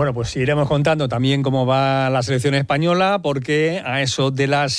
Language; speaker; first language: Spanish; native; Spanish